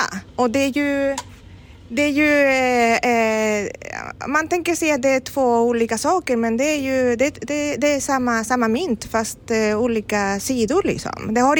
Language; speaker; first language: Swedish; non-native, fluent; Spanish